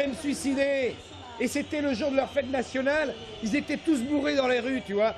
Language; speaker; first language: French; native; French